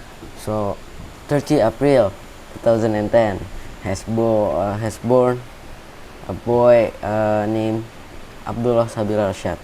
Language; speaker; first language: English; non-native, learner; Indonesian